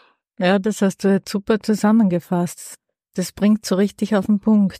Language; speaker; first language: German; native; German